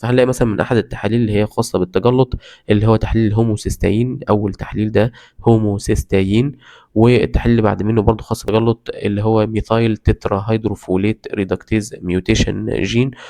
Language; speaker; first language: Arabic; native; Arabic